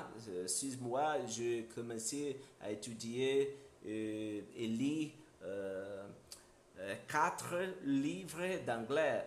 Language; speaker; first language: French; non-native, learner; Portuguese